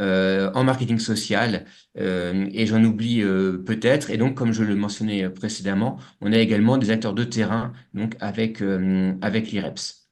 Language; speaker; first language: French; native; French